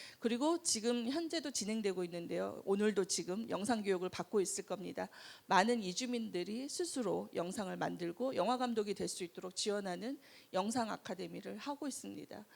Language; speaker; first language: Korean; native; Korean